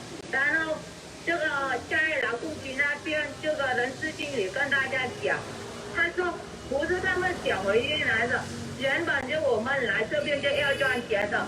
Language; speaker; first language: Chinese; non-native, fluent; Vietnamese